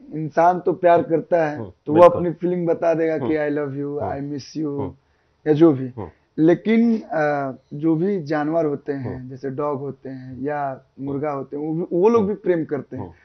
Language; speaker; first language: Hindi; native; Hindi